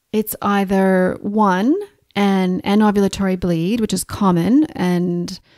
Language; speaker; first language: English; native; English